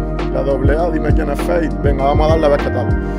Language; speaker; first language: Spanish; native; Spanish